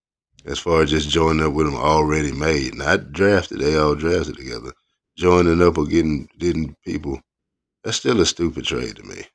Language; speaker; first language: English; native; English